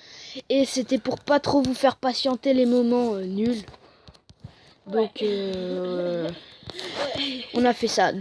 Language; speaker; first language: French; native; French